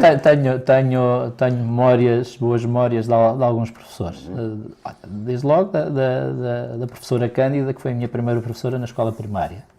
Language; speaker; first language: Portuguese; native; Portuguese